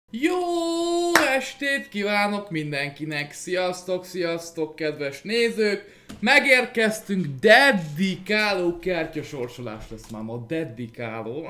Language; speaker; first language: Hungarian; native; Hungarian